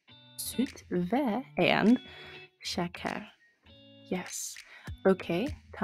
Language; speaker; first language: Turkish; non-native, learner; English